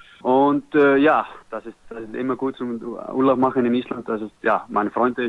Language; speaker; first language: German; non-native, learner; Icelandic